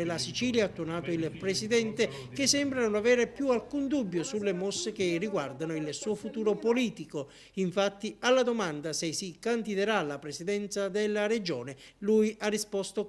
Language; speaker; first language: Italian; native; Italian